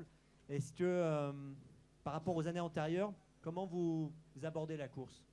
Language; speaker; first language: French; native; French